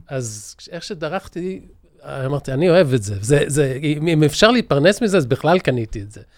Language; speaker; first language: Hebrew; early bilingual, other home language; English